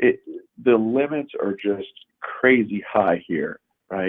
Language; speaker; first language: English; native; English